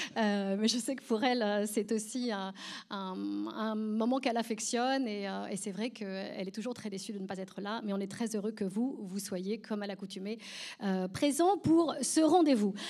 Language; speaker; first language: French; native; French